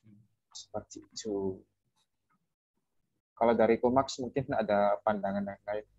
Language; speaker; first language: Indonesian; native; Indonesian